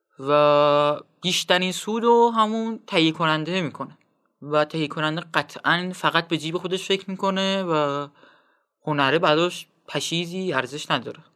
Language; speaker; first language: Persian; non-native, local second language; Azerbaijani